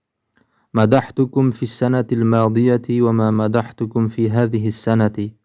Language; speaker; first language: Arabic; non-native, fluent; Uzbek